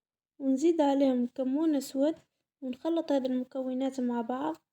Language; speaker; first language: Arabic; native; Arabic